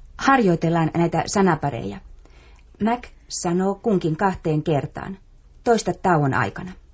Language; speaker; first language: Finnish; native; Finnish